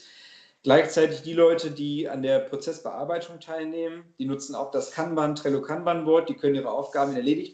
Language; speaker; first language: German; native; German